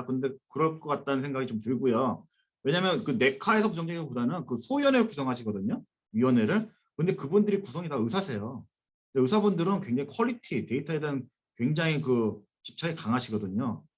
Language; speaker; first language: Korean; native; Korean